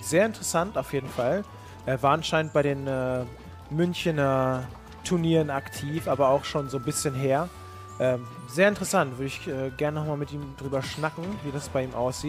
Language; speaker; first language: German; native; German